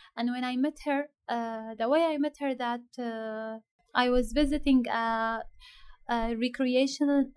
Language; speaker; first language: English; non-native, fluent; Arabic